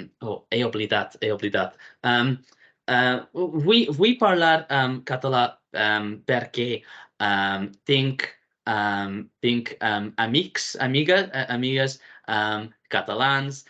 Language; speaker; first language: Catalan; non-native, learner; English